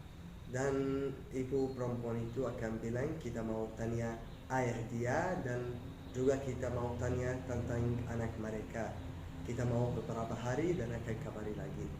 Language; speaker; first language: Indonesian; non-native, learner; Arabic